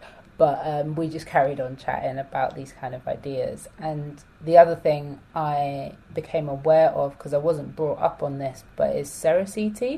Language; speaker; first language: English; native; English